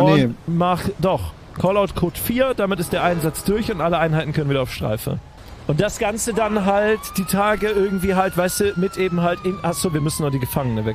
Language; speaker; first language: German; native; German